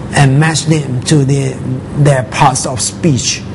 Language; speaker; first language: English; non-native, fluent; Thai